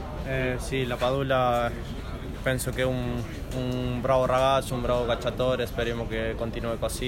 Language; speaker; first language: Italian; non-native, learner; Spanish